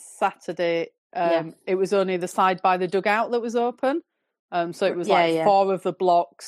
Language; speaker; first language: English; native; English